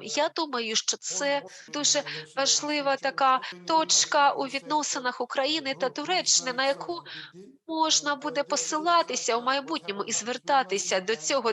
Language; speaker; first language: Ukrainian; non-native, fluent; Turkish